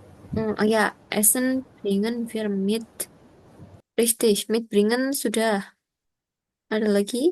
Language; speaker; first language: German; non-native, learner; Indonesian